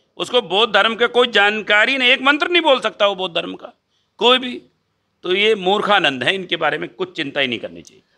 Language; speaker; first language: Hindi; native; Hindi